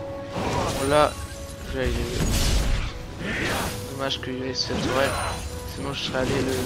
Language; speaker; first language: French; native; French